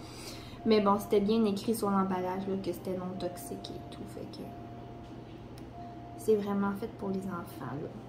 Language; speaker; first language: French; native; French